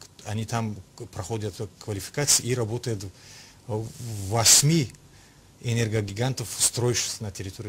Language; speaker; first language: Russian; non-native, local second language; Tajik